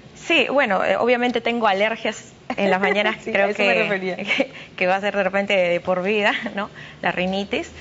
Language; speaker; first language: Spanish; native; Spanish